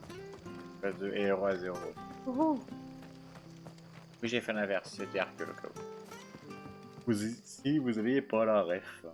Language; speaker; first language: French; native; French